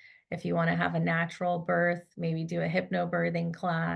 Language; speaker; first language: English; native; English